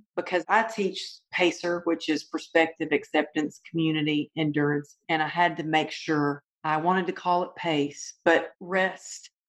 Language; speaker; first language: English; native; English